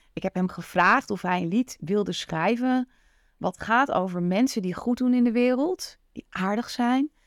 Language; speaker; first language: Dutch; native; Dutch